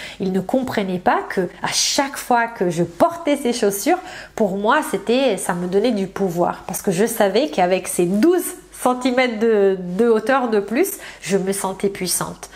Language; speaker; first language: French; non-native, fluent; Italian